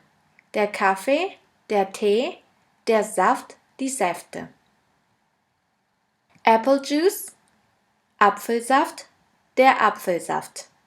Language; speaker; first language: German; non-native, fluent; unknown